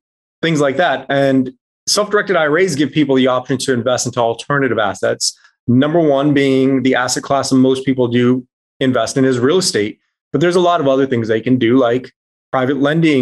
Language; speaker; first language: English; native; English